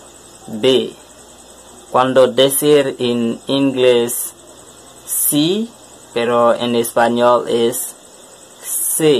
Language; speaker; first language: Spanish; non-native, learner; French